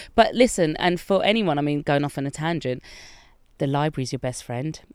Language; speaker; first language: English; native; English